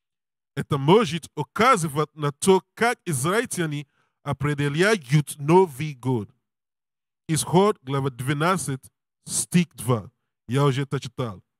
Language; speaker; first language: Russian; non-native, learner; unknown